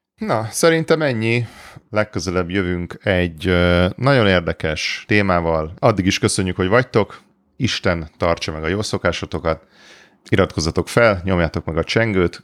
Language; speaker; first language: Hungarian; native; Hungarian